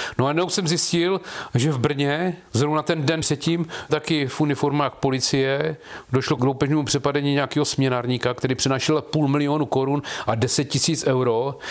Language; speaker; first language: Czech; native; Czech